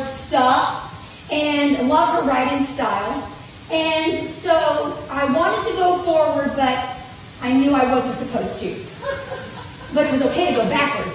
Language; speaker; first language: English; native; English